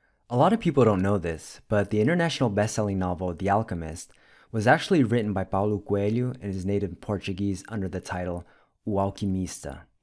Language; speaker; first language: English; native; English